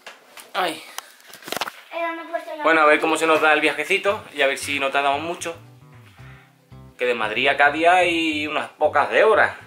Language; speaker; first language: Spanish; native; Spanish